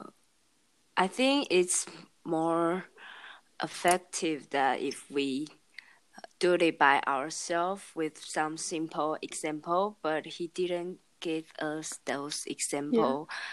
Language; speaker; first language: English; non-native, learner; Chinese